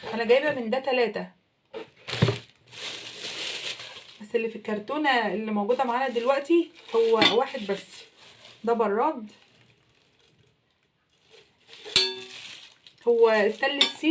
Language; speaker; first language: Arabic; native; Arabic